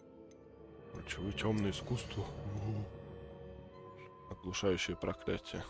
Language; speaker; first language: Russian; native; Russian